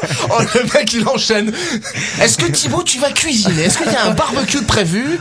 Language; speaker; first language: French; native; French